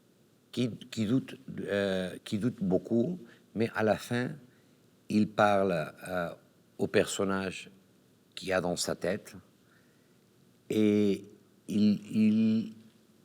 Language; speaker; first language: French; non-native, learner; Catalan